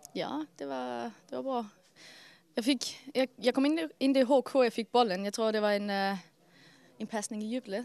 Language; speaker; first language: Swedish; non-native, fluent; Danish